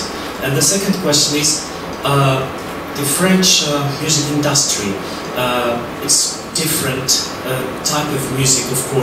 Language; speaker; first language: English; non-native, fluent; Polish